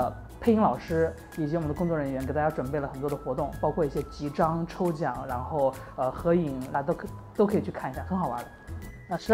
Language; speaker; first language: Chinese; native; Chinese